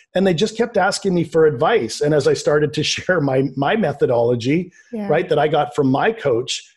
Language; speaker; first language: English; native; English